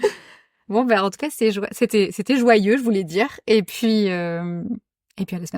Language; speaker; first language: French; native; French